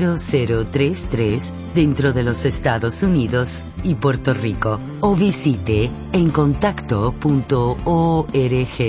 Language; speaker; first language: Spanish; native; Spanish